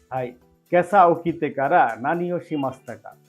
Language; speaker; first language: Japanese; non-native, fluent; Bangla